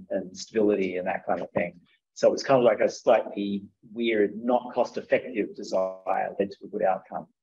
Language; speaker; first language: English; native; English